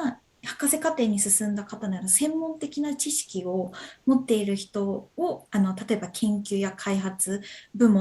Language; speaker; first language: Japanese; native; Japanese